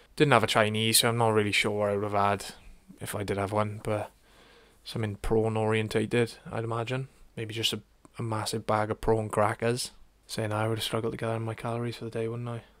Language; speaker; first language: English; native; English